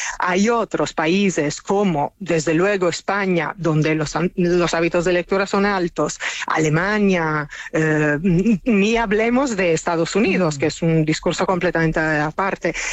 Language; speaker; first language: Spanish; non-native, fluent; Italian